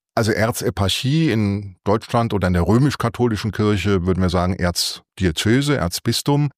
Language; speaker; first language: German; native; German